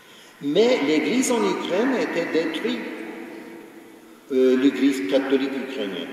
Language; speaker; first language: French; non-native, fluent; Ukrainian